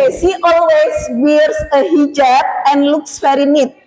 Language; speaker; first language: English; non-native, learner; Indonesian